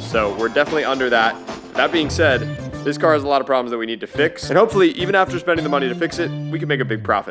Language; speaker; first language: English; native; English